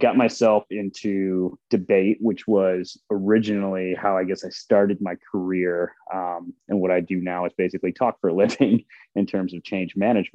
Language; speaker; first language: English; early bilingual, other home language; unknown